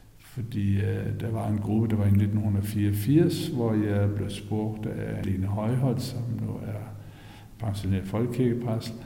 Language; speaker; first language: Danish; native; Danish